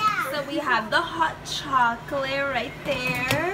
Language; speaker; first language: English; early bilingual, other home language; Spanish